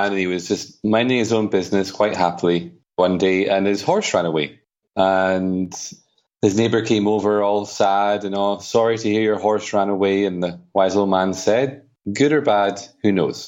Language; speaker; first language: English; native; English